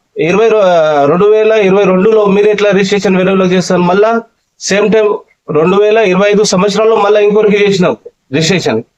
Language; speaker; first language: Telugu; non-native, local second language; Lambadi